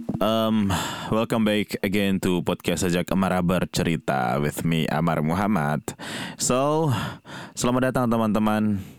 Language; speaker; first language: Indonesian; non-native, local second language; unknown